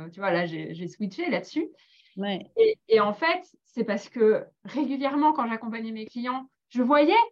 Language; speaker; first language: French; native; French